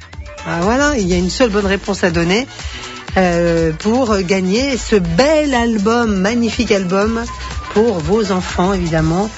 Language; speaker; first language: French; native; French